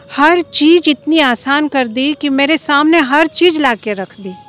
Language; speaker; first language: Hindi; non-native, local second language; Marathi